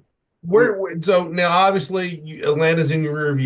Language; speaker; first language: English; native; English